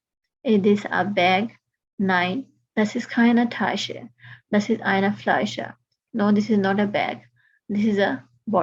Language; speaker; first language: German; non-native, fluent; Urdu